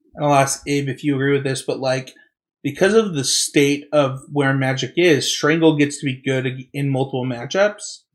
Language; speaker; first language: English; native; English